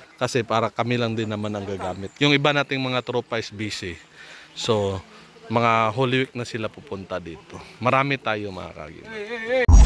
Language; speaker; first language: Filipino; non-native, local second language; Cebuano